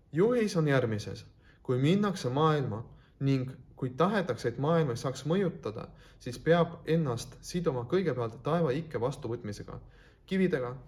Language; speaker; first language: Estonian; non-native, local second language; Russian